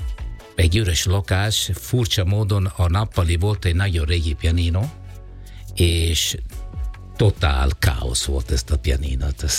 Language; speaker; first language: Hungarian; non-native, learner; Italian